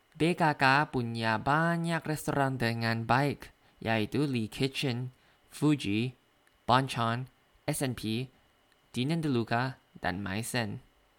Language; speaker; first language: Indonesian; non-native, learner; Thai